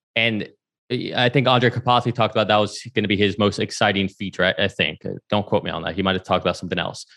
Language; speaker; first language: English; native; English